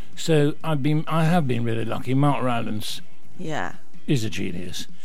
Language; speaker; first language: English; native; English